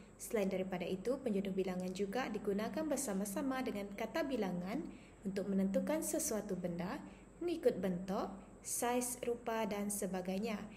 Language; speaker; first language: Malay; non-native, local second language; Iban